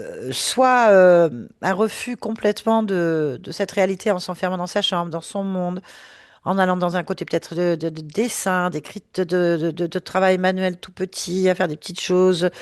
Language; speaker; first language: French; native; French